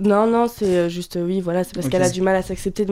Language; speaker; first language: French; native; French